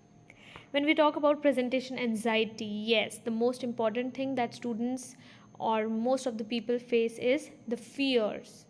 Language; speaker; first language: English; non-native, fluent; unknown